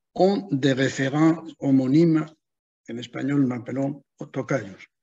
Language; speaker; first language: French; non-native, fluent; Spanish